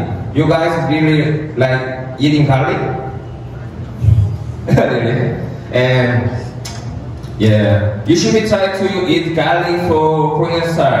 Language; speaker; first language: English; non-native, learner; Korean